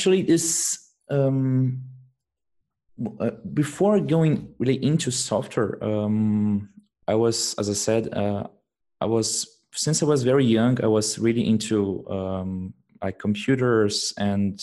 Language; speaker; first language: English; non-native, fluent; Portuguese